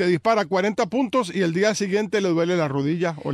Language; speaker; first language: Spanish; native; Spanish